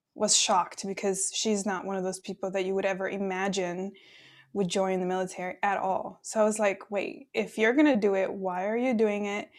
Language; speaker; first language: English; early bilingual, other home language; Spanish